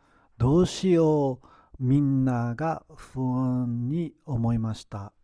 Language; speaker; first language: Japanese; non-native, fluent; Portuguese